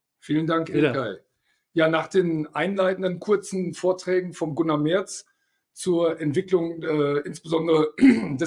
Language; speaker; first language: German; native; German